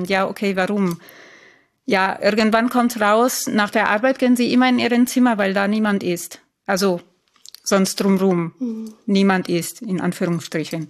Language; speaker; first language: German; non-native, fluent; Italian